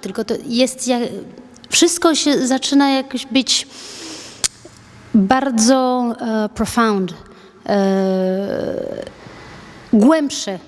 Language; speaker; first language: Polish; early bilingual, heritage; French